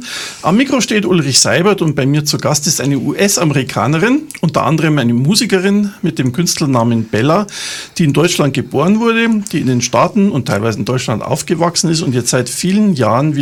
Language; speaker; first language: German; native; German